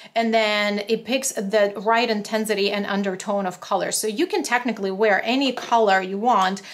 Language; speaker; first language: English; non-native, fluent; Russian